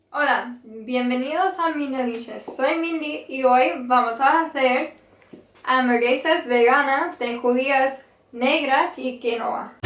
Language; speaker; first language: Spanish; non-native, fluent; English